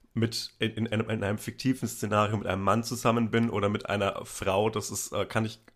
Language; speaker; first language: German; native; German